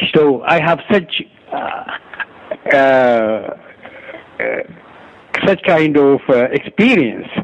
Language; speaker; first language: English; non-native, learner; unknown